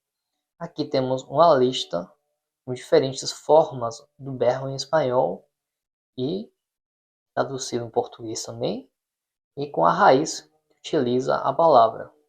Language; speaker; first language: Portuguese; non-native, fluent; Spanish